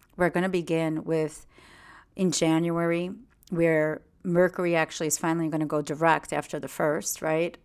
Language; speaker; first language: English; early bilingual, other home language; Russian